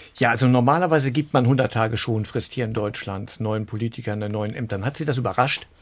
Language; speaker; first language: German; native; German